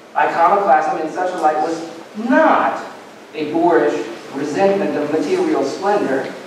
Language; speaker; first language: English; native; English